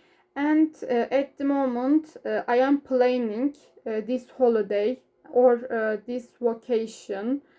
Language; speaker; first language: English; non-native, learner; Turkish